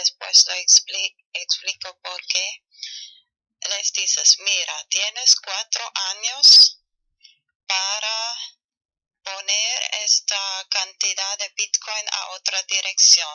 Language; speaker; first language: Spanish; non-native, fluent; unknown